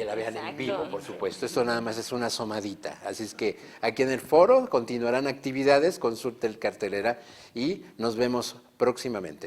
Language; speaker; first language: Spanish; native; Spanish